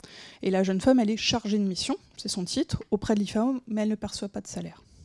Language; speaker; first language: French; native; French